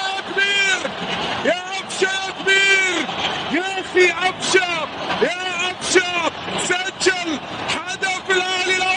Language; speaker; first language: Arabic; native; Arabic